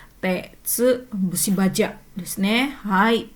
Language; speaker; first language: Japanese; non-native, fluent; Indonesian